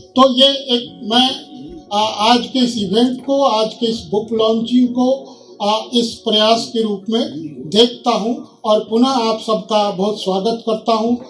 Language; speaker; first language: Hindi; native; Hindi